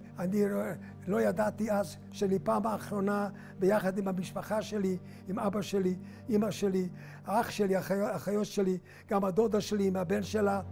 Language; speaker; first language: Hebrew; non-native, fluent; Hungarian